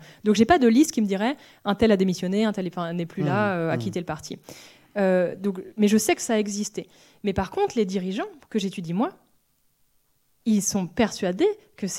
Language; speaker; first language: French; native; French